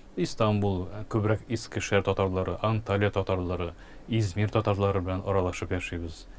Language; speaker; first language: Tatar; early bilingual, heritage; Tatar